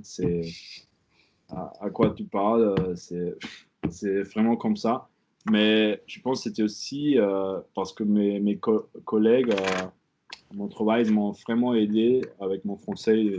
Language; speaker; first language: French; non-native, learner; German